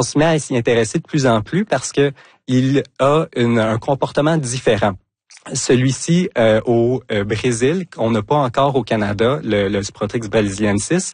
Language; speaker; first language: French; native; French